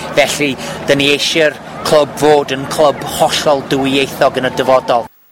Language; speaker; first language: Welsh; non-native, local second language; English